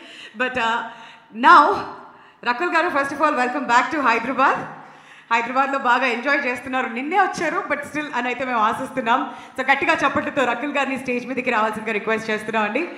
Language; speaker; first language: Telugu; native; Telugu